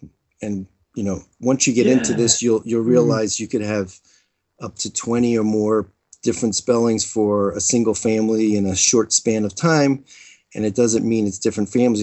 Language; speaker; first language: English; native; English